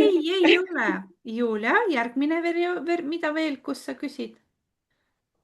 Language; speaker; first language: Estonian; non-native, fluent; Russian